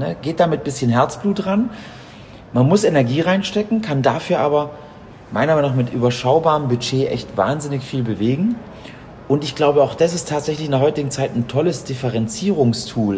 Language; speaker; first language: German; native; German